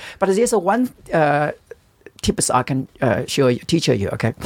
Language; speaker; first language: English; non-native, learner; Chinese